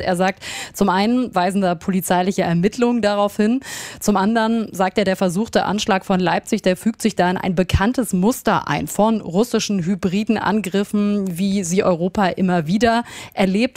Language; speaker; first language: German; native; German